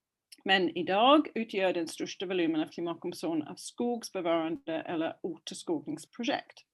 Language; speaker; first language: Swedish; non-native, fluent; English